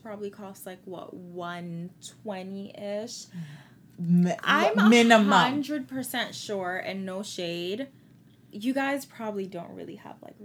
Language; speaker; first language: English; native; English